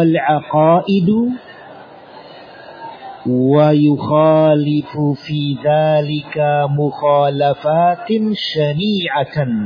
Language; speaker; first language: Arabic; non-native, fluent; Indonesian